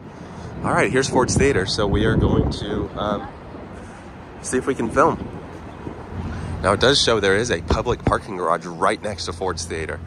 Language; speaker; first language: English; native; English